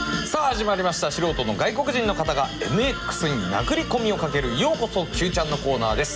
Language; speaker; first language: Japanese; native; Japanese